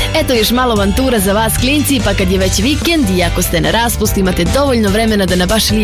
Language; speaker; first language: Serbian; native; Serbian